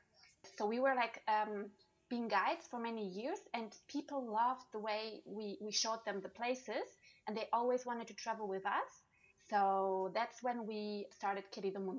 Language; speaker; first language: English; non-native, fluent; German